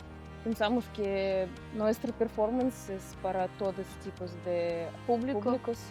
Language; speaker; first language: Spanish; non-native, learner; Russian